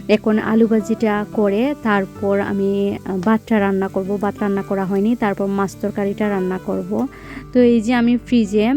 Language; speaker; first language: Bangla; non-native, local second language; Sylheti